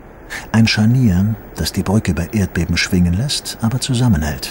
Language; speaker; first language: German; native; German